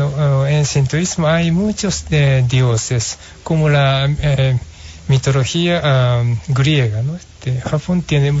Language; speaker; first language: Spanish; non-native, fluent; Japanese